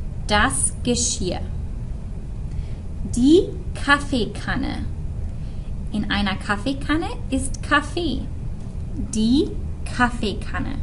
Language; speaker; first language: German; non-native, fluent; English